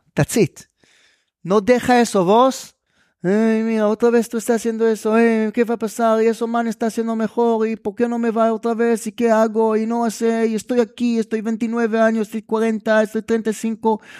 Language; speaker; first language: Spanish; non-native, fluent; Hebrew